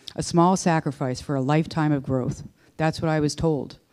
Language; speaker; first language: English; native; English